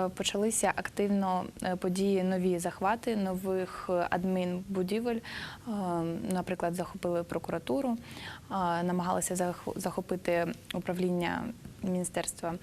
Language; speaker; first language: Ukrainian; native; Ukrainian